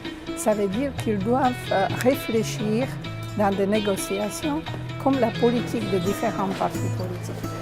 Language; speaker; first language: French; non-native, fluent; Slovak